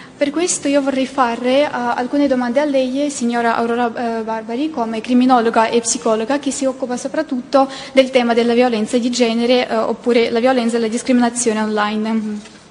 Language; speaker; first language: Italian; non-native, fluent; Ukrainian